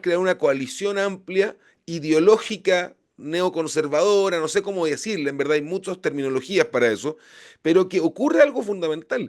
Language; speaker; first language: Spanish; native; Spanish